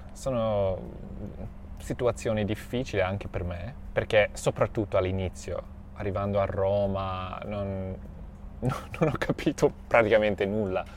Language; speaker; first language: Italian; non-native, fluent; English